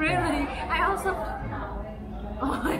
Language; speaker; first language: English; non-native, learner; Vietnamese